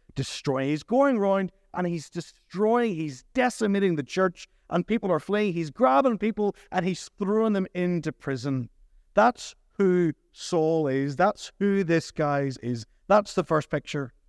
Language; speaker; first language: English; native; English